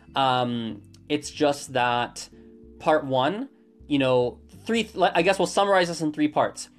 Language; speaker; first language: English; native; English